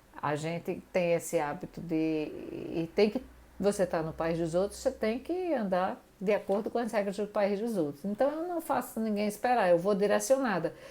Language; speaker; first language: Portuguese; native; Portuguese